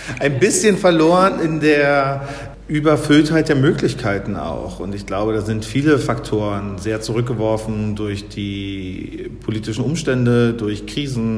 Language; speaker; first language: German; native; German